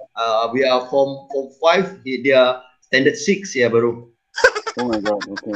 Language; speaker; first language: English; non-native, local second language; Malay